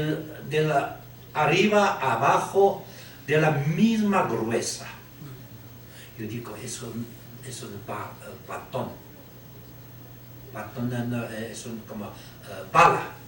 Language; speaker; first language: Spanish; non-native, learner; Chinese